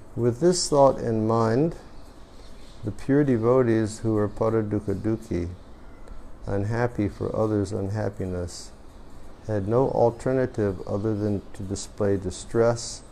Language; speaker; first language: English; native; English